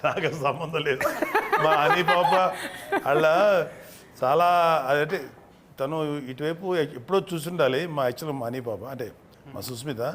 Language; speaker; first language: Telugu; native; Telugu